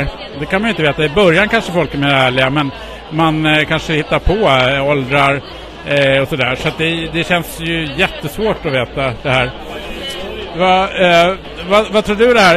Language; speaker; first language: Swedish; native; Swedish